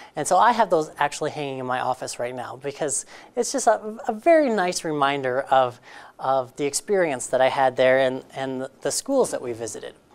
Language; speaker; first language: English; native; English